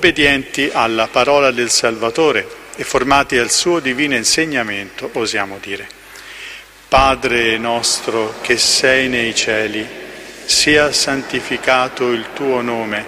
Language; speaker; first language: Italian; native; Italian